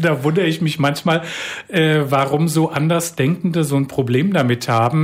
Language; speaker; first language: German; native; German